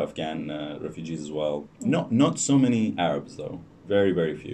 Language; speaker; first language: English; non-native, fluent; Persian